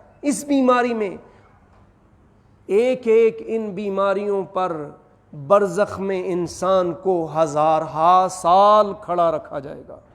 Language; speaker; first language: Urdu; native; Urdu